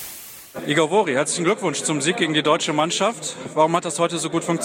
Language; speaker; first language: German; native; German